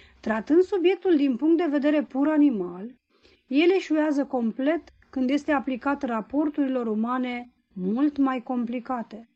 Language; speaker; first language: Romanian; native; Romanian